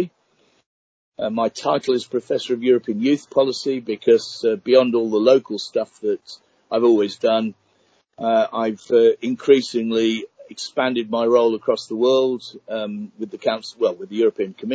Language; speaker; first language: English; native; English